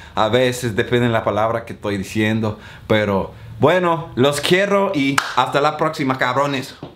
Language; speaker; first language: Spanish; non-native, fluent; English